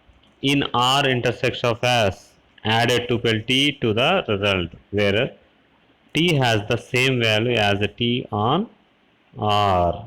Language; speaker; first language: English; non-native, local second language; Telugu